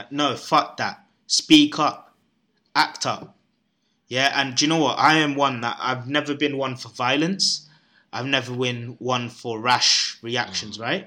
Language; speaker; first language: English; native; English